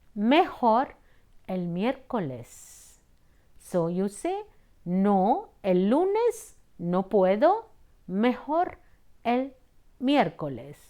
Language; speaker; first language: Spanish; non-native, fluent; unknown